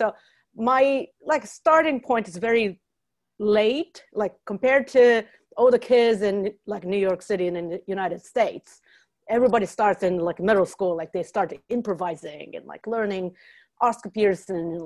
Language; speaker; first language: English; non-native, fluent; Japanese